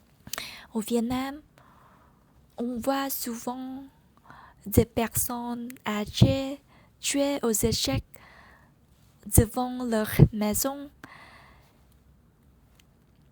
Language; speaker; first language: French; non-native, learner; Vietnamese